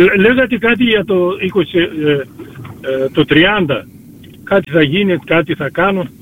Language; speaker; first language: Greek; early bilingual, heritage; Greek